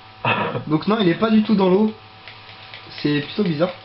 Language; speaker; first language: French; native; French